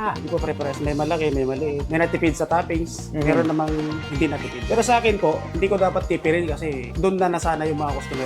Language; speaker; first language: Filipino; non-native, local second language; Iloko